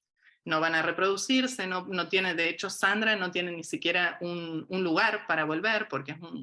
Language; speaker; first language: Spanish; native; Spanish